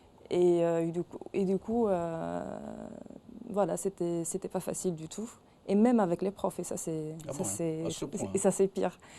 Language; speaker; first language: French; non-native, local second language; Arabic